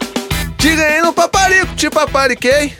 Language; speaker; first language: Portuguese; native; Portuguese